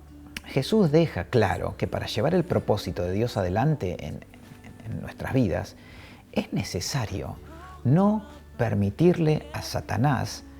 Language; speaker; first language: Spanish; native; Spanish